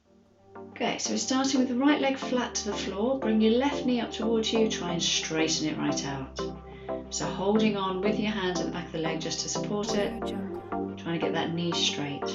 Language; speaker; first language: English; native; English